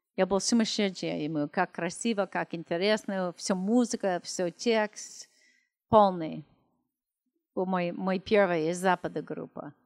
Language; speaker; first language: Russian; non-native, learner; English